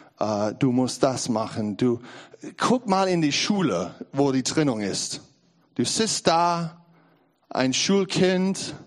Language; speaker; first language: German; non-native, learner; English